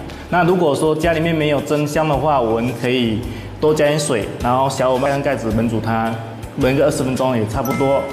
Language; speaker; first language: Chinese; native; Chinese